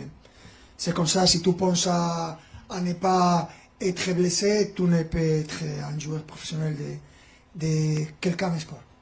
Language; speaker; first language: French; non-native, fluent; Spanish